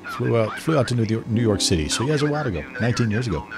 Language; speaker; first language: English; native; English